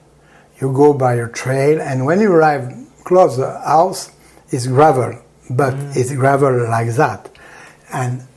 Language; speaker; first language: English; non-native, learner; French